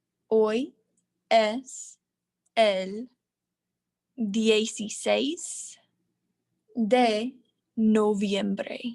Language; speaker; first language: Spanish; non-native, learner; English